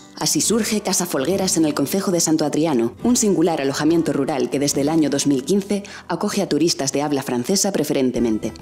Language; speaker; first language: Spanish; native; Spanish